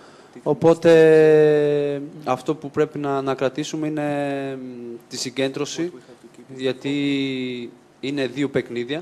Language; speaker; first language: Greek; non-native, fluent; Portuguese